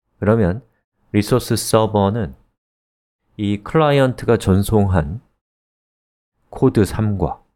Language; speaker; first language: Korean; native; Korean